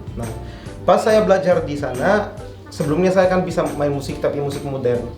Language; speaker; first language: Indonesian; non-native, fluent; Arabic